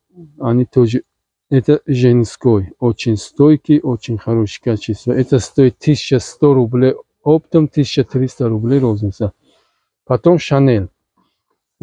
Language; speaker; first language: Russian; non-native, learner; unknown